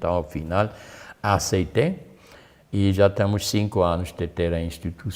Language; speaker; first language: Portuguese; non-native, fluent; German